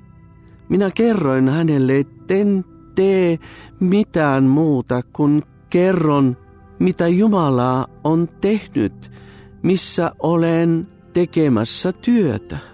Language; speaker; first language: Finnish; non-native, fluent; Bulgarian